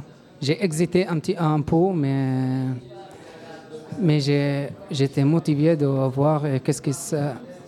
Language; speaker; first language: French; non-native, learner; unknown